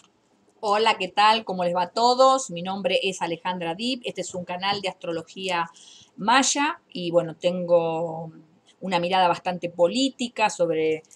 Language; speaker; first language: Spanish; native; Spanish